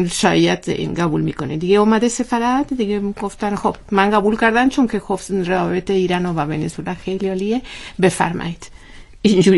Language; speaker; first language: Persian; non-native, learner; Spanish